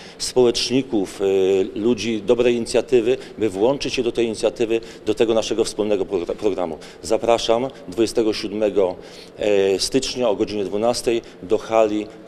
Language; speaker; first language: Polish; native; Polish